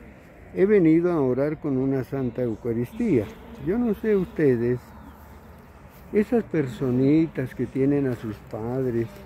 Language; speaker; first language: Spanish; native; Spanish